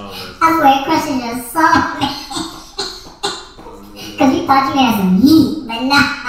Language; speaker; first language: English; native; English